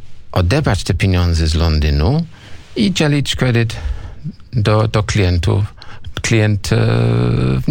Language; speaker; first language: Polish; non-native, fluent; English